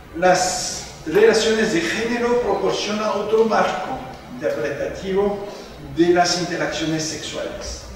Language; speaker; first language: Spanish; non-native, fluent; French